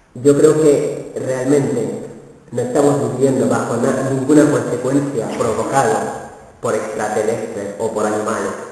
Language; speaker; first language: Spanish; non-native, fluent; Wolof